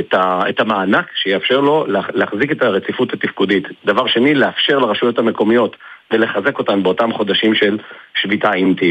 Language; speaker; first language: Hebrew; native; Hebrew